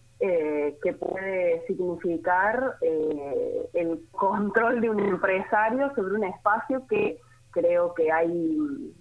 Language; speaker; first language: Spanish; native; Spanish